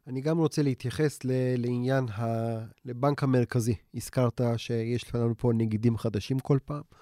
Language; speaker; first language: Hebrew; non-native, fluent; Turkish